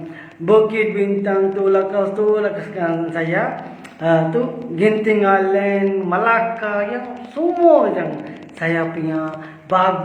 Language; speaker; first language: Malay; non-native, learner; Urdu